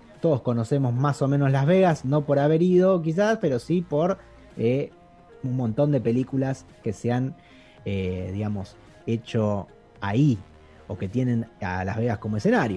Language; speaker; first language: Spanish; native; Spanish